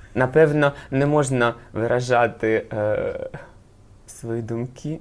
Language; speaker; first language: Ukrainian; non-native, local second language; Russian